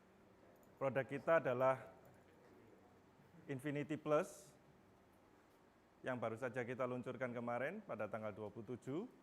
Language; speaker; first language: Indonesian; native; Indonesian